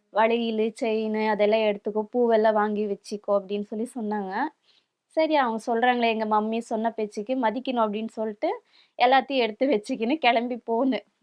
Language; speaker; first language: Tamil; non-native, local second language; Kannada